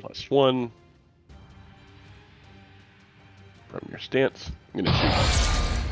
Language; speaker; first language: English; native; English